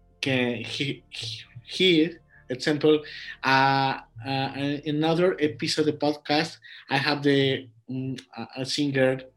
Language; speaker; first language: English; non-native, learner; Spanish